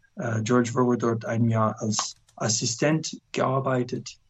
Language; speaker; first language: German; non-native, fluent; English